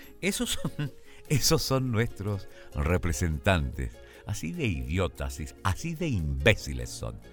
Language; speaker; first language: Spanish; native; Spanish